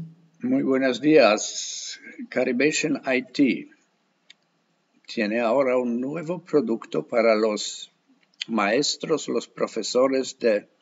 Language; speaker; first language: Spanish; non-native, fluent; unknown